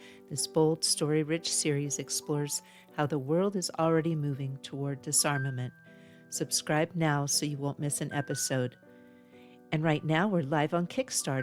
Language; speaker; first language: English; native; English